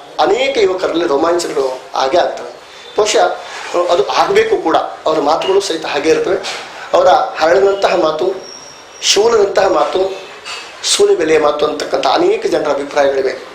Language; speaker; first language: Kannada; native; Kannada